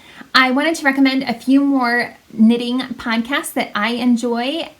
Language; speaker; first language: English; native; English